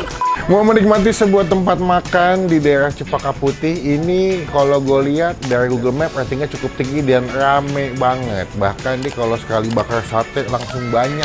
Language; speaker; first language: Indonesian; native; Indonesian